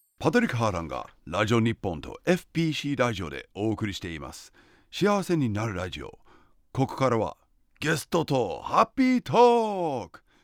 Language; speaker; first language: Japanese; non-native, fluent; English